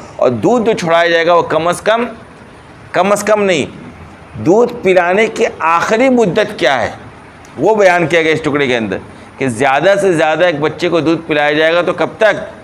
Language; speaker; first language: Urdu; native; Urdu